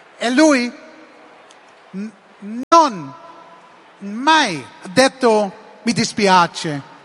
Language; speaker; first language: Italian; non-native, learner; English